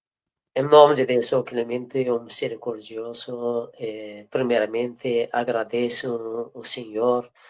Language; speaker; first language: Portuguese; non-native, fluent; Persian